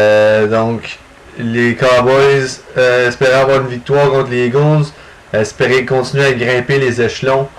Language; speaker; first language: French; native; French